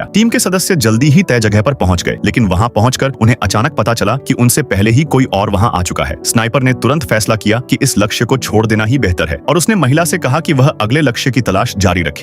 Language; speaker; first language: Hindi; native; Hindi